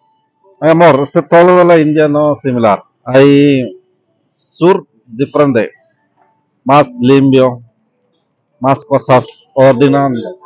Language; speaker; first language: Spanish; non-native, learner; Malayalam